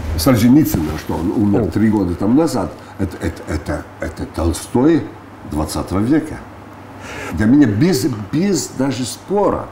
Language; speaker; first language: Russian; non-native, fluent; French